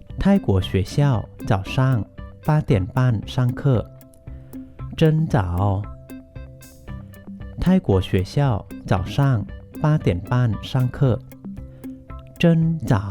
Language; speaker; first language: Chinese; non-native, fluent; Thai